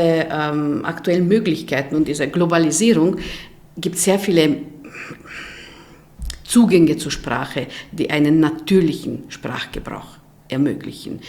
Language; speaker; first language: German; non-native, fluent; Hungarian